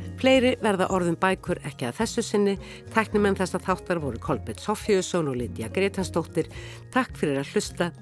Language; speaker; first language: Icelandic; native; Icelandic